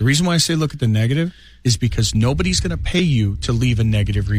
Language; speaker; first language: English; native; English